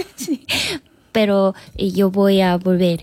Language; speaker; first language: Spanish; non-native, learner; Korean